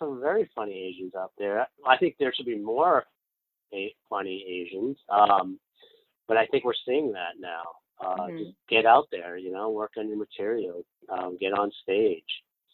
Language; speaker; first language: English; native; English